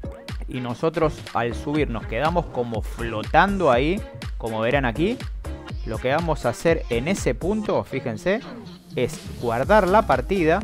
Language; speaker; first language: Spanish; native; Spanish